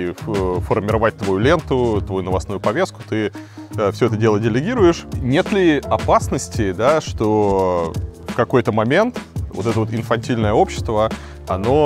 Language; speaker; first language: Russian; native; Russian